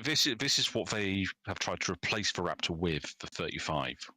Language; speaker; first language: English; native; English